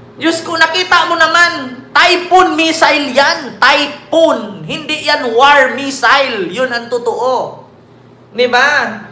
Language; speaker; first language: Filipino; native; Filipino